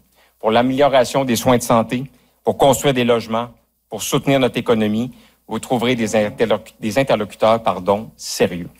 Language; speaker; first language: French; native; French